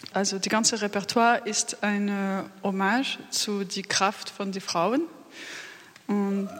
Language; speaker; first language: German; non-native, learner; French